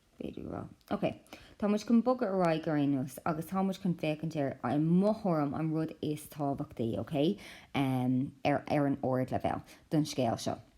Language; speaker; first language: Irish; non-native, local second language; English